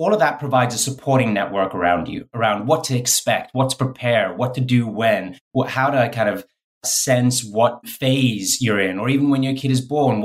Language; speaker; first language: English; native; English